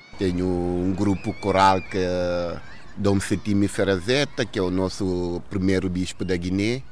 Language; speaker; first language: Portuguese; non-native, local second language; Upper Guinea Crioulo